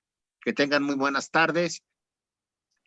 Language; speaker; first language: Spanish; native; Spanish